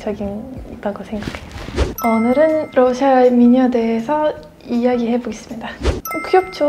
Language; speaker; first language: Korean; non-native, fluent; Russian